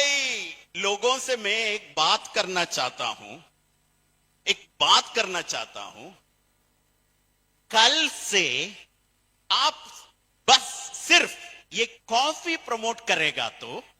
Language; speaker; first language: Hindi; non-native, local second language; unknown